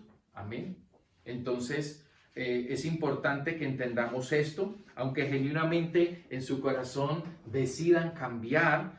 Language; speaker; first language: Spanish; native; Spanish